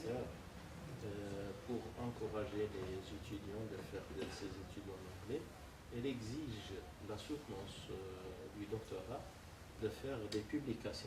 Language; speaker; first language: French; non-native, local second language; Arabic